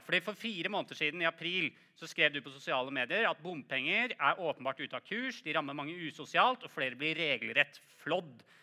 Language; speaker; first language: Norwegian; native; Norwegian